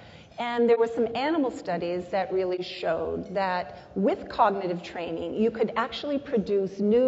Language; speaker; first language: English; native; English